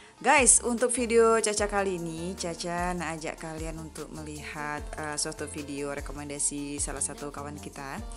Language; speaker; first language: Indonesian; native; Indonesian